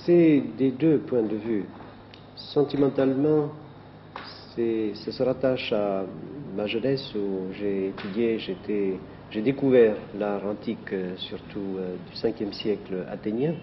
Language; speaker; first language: French; non-native, fluent; Greek